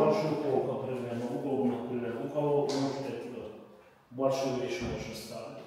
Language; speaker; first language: Russian; non-native, learner; Turkish